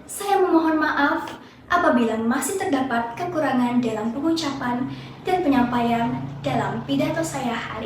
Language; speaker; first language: Indonesian; native; Indonesian